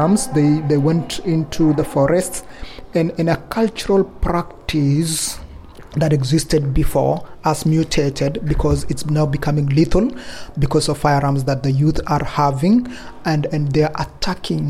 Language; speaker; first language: English; non-native, local second language; Kalenjin